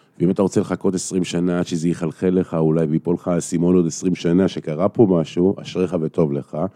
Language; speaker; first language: Hebrew; native; Hebrew